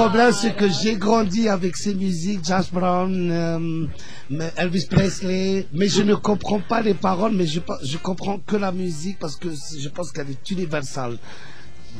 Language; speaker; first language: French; non-native, local second language; Arabic